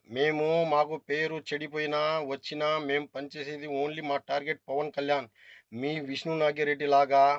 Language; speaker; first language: Telugu; non-native, local second language; Urdu